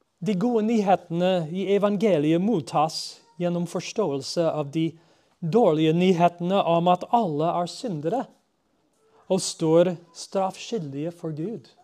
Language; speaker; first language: Norwegian; non-native, fluent; English